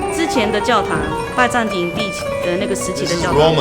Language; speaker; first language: Chinese; native; Chinese